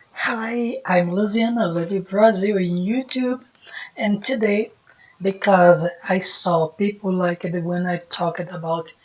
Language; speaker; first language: English; non-native, fluent; Portuguese